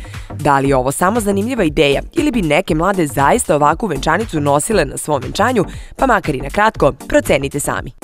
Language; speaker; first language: Croatian; native; Croatian